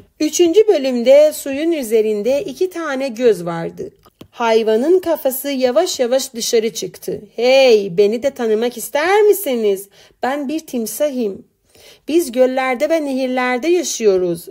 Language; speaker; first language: Turkish; non-native, fluent; Persian